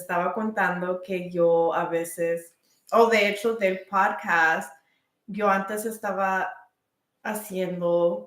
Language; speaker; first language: Spanish; early bilingual, heritage; Spanish